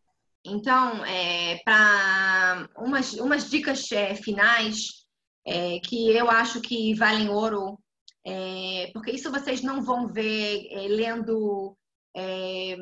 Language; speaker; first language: Portuguese; non-native, fluent; Hebrew